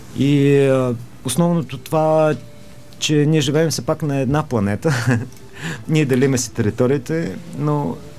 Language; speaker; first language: Bulgarian; early bilingual, heritage; Bulgarian